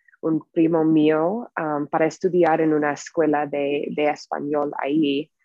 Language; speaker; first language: Spanish; non-native, fluent; English